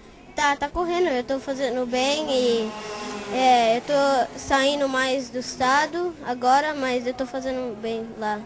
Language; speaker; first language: Portuguese; early bilingual, heritage; English